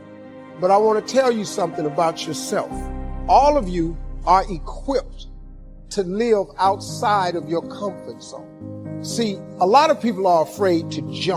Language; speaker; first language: English; native; English